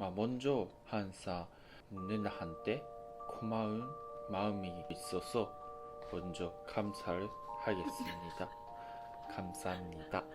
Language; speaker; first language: Korean; non-native, fluent; Japanese